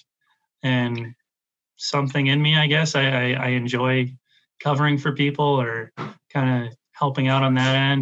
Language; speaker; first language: English; native; English